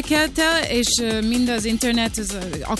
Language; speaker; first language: Hungarian; early bilingual, heritage; Hungarian